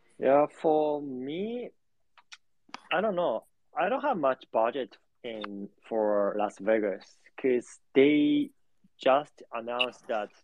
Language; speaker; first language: English; non-native, learner; Japanese